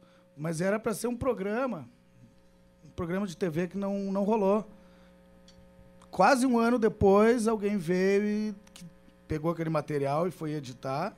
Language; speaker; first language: Portuguese; native; Portuguese